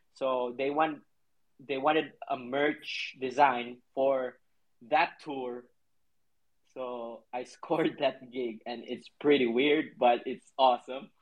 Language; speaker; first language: English; non-native, local second language; Cebuano